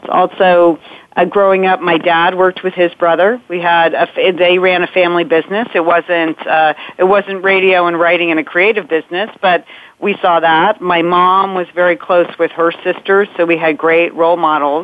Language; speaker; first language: English; native; English